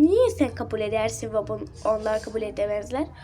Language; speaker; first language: Turkish; early bilingual, other home language; Arabic